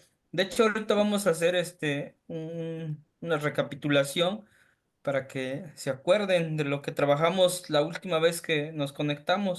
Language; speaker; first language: Spanish; native; Spanish